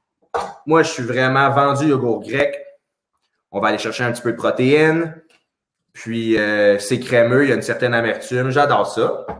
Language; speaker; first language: French; native; French